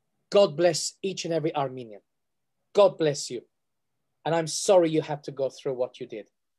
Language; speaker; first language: English; early bilingual, other home language; Armenian